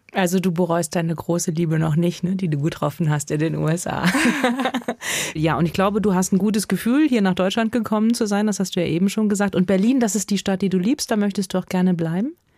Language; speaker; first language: German; native; German